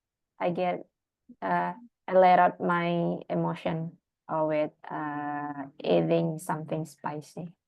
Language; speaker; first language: English; non-native, learner; Indonesian